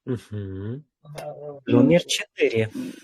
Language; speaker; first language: Russian; non-native, fluent; Uzbek